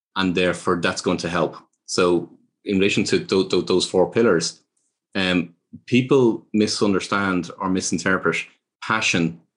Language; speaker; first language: English; native; English